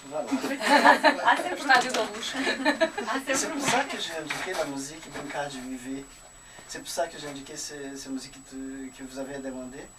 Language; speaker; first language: French; non-native, fluent; Portuguese